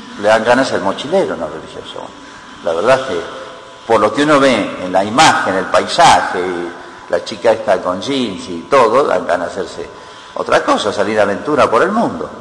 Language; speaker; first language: Spanish; native; Spanish